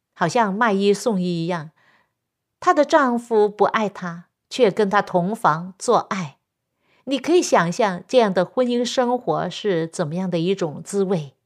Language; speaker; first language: Chinese; non-native, local second language; Cantonese